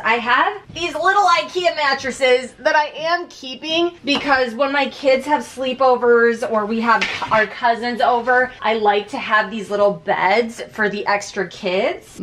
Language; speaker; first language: English; native; English